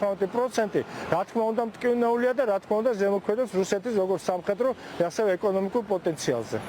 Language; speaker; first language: Georgian; native; Georgian